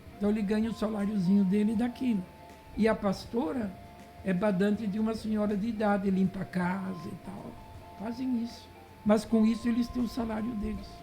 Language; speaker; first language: Portuguese; early bilingual, other home language; Italian